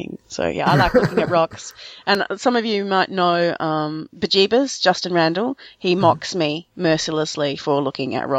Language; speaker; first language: English; native; English